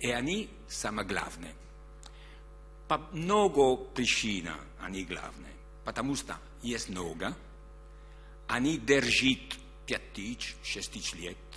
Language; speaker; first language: Russian; non-native, learner; Italian